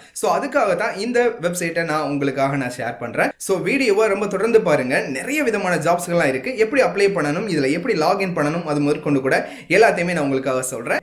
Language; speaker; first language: Tamil; native; Tamil